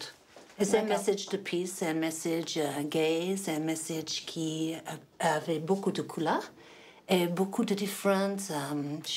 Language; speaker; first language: French; non-native, learner; English